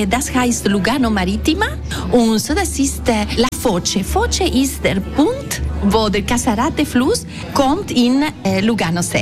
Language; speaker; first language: German; non-native, learner; Italian